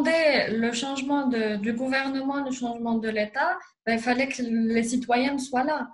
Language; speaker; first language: French; non-native, local second language; Arabic